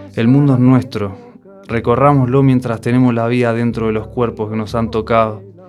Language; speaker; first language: Spanish; native; Spanish